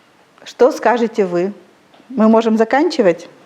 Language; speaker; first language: Russian; native; Russian